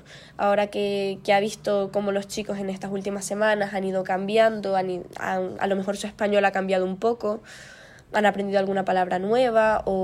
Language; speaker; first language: Spanish; native; Spanish